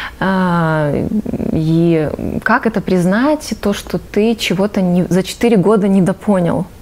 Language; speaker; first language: Russian; native; Russian